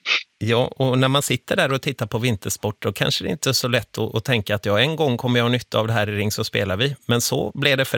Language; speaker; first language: Swedish; native; Swedish